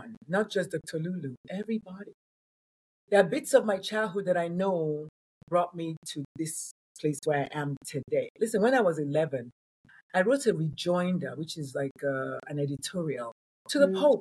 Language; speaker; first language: English; non-native, local second language; Igbo